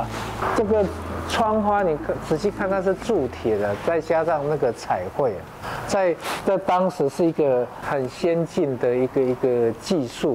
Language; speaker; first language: Chinese; native; Chinese